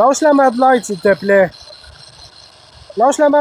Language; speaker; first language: French; native; French